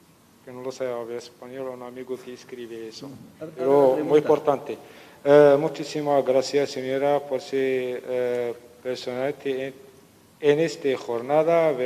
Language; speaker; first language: Spanish; non-native, learner; Riffian